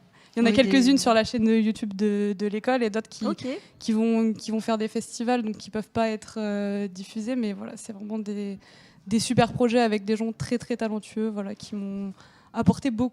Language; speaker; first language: French; native; French